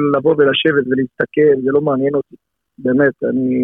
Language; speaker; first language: Hebrew; native; Hebrew